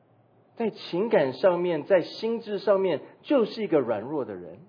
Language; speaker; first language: Chinese; native; Chinese